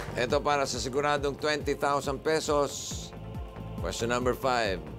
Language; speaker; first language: Filipino; native; Filipino